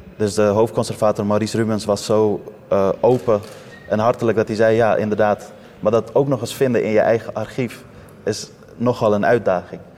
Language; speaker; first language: Dutch; early bilingual, other home language; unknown